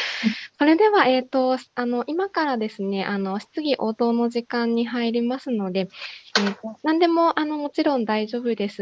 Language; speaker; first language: Japanese; native; Japanese